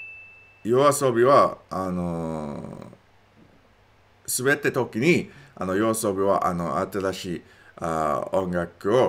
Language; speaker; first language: Japanese; non-native, learner; English